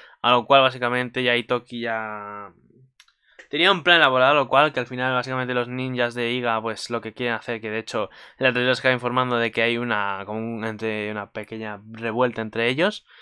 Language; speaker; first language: Spanish; native; Spanish